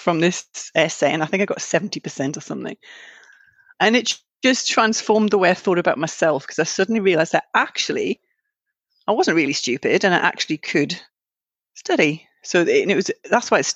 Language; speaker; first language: English; native; English